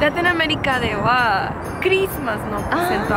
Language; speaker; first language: Japanese; non-native, learner; Spanish